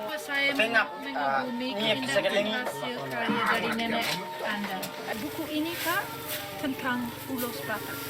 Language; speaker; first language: Indonesian; non-native, fluent; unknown